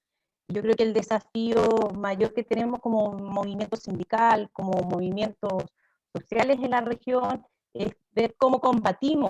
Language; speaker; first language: Spanish; native; Spanish